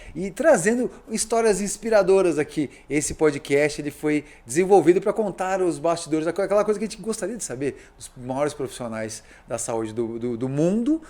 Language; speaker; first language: Portuguese; native; Portuguese